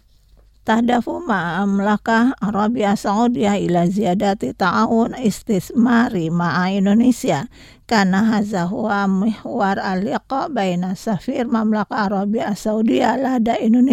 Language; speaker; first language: Arabic; non-native, fluent; Indonesian